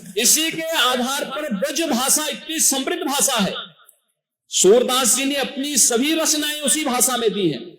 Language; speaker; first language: Hindi; native; Hindi